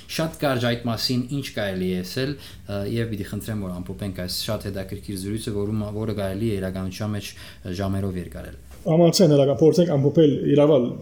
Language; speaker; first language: Armenian; early bilingual, heritage; Armenian